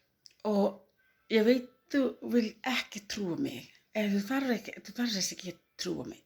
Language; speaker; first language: Icelandic; non-native, learner; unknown